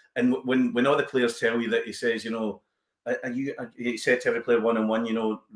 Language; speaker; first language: English; native; English